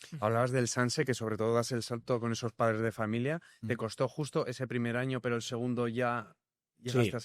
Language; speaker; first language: Spanish; native; Spanish